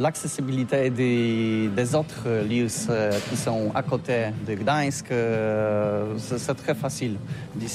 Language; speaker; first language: French; non-native, fluent; Polish